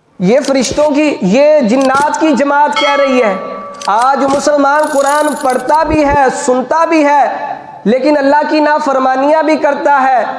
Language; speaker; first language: Urdu; non-native, local second language; Punjabi